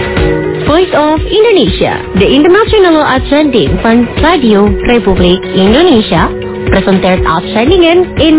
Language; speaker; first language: Dutch; non-native, learner; Indonesian